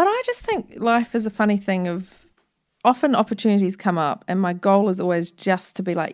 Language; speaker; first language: English; native; English